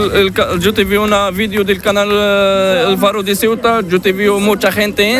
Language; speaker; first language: Spanish; non-native, learner; Arabic